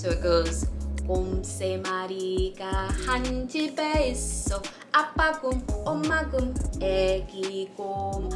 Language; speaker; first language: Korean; non-native, learner; English